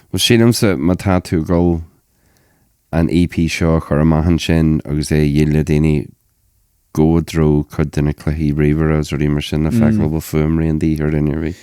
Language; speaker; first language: Irish; native; Irish